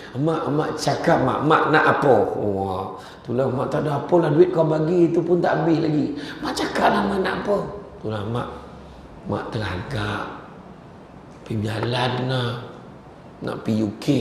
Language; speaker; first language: Malay; native; Malay